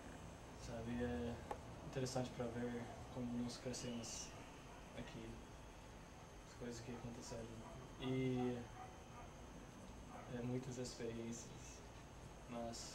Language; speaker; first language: Portuguese; non-native, fluent; English